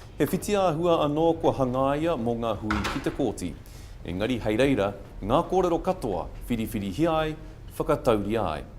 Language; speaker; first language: Māori; non-native, local second language; English